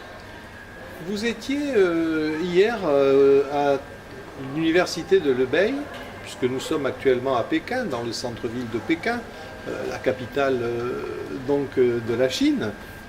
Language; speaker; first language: French; native; French